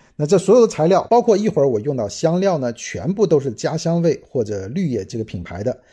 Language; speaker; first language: Chinese; native; Chinese